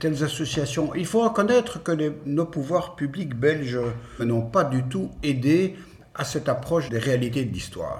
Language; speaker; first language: French; native; French